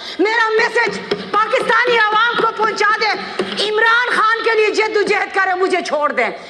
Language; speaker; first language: Urdu; non-native, local second language; Khowar